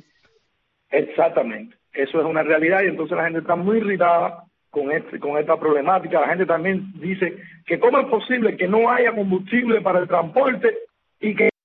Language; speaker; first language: Spanish; native; Spanish